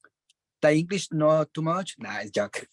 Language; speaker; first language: English; non-native, learner; Spanish